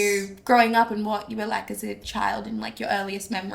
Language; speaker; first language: English; native; English